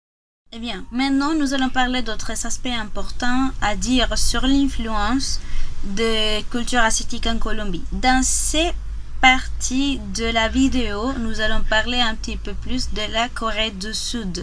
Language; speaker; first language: French; non-native, learner; Spanish